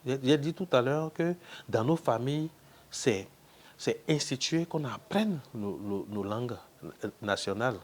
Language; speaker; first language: French; non-native, local second language; Fon